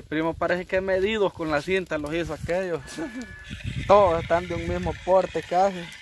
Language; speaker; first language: Spanish; native; Spanish